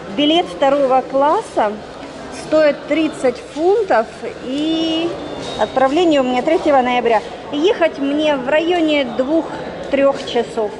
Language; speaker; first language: Russian; native; Russian